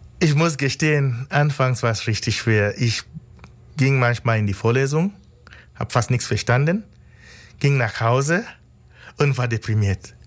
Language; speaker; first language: German; non-native, fluent; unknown